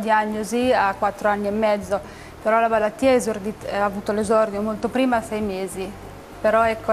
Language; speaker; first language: Italian; native; Italian